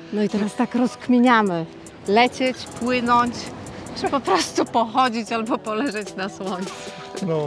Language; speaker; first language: Polish; native; Polish